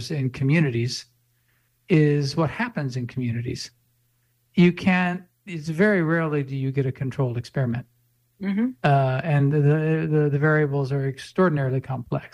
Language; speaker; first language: English; native; English